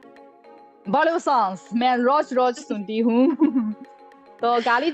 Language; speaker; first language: Hindi; non-native, fluent; Chinese